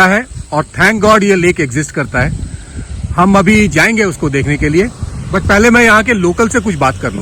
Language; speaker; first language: Hindi; native; Hindi